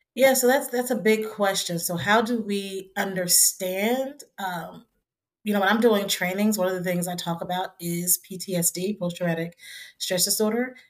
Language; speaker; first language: English; native; English